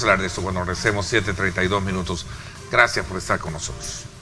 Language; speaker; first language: Spanish; native; Spanish